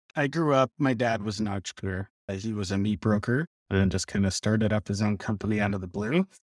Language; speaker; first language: English; native; English